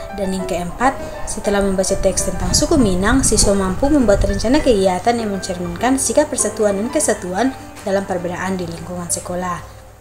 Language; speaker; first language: Indonesian; native; Indonesian